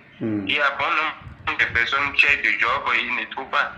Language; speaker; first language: French; non-native, local second language; Fon